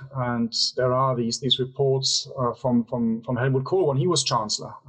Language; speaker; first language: English; non-native, fluent; German